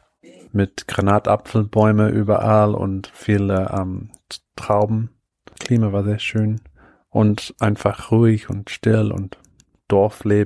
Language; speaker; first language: German; non-native, fluent; English